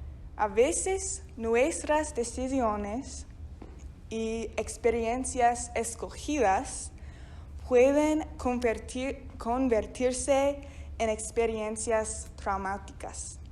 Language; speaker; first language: Spanish; non-native, fluent; English